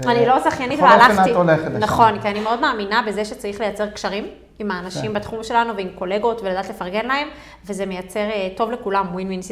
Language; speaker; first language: Hebrew; native; Hebrew